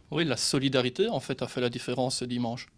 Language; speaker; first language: French; native; French